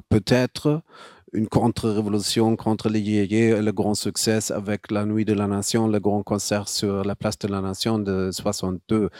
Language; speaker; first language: French; non-native, fluent; German